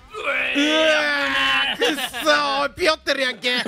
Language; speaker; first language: Japanese; native; Japanese